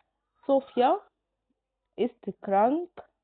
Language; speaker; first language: German; non-native, fluent; Arabic